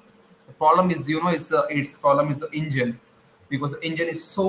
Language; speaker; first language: English; non-native, learner; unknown